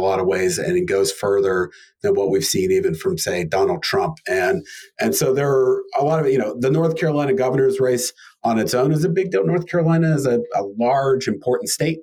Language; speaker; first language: English; native; English